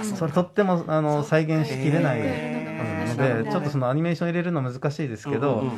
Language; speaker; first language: Japanese; non-native, fluent; Dutch